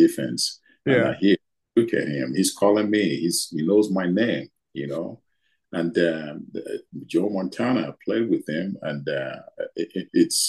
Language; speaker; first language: English; non-native, local second language; Igbo